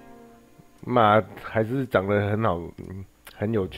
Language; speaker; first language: Chinese; native; Chinese